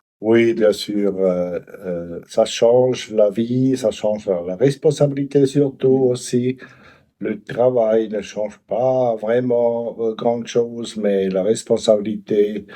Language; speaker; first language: French; non-native, local second language; Swiss German